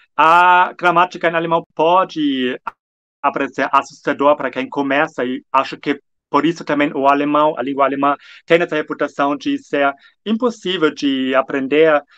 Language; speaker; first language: Portuguese; non-native, fluent; German